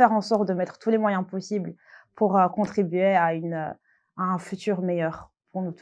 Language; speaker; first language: French; non-native, local second language; Malagasy